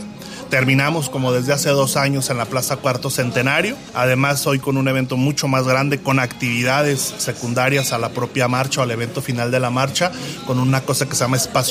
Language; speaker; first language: Spanish; native; Spanish